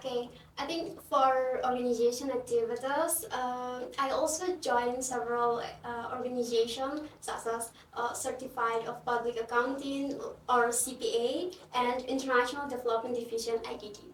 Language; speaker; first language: English; non-native, learner; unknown